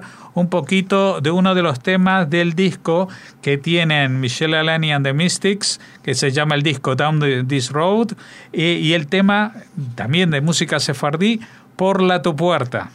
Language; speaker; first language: Spanish; native; Spanish